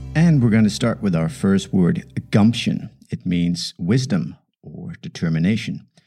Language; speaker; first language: English; non-native, fluent; Dutch